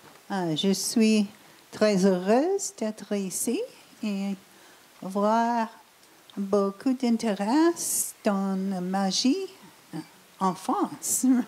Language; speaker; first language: French; non-native, learner; English